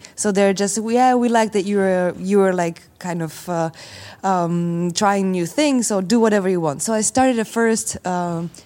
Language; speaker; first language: English; non-native, fluent; Slovak